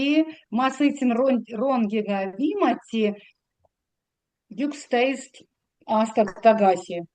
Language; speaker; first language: Estonian; non-native, learner; Russian